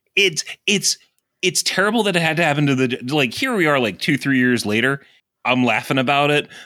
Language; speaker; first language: English; native; English